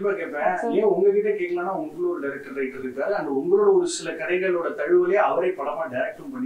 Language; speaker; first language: Tamil; native; Tamil